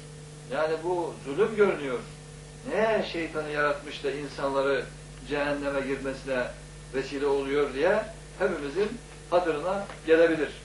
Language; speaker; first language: Turkish; native; Turkish